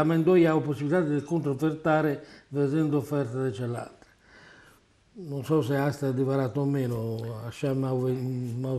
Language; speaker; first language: Romanian; non-native, learner; Italian